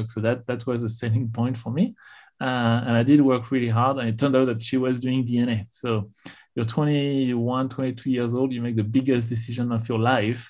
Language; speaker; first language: English; non-native, fluent; French